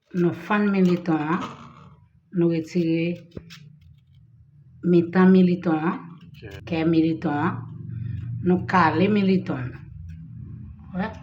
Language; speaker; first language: French; non-native, learner; Haitian Creole